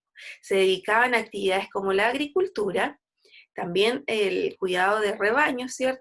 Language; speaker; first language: Spanish; native; Spanish